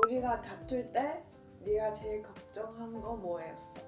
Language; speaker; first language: Korean; non-native, fluent; Chinese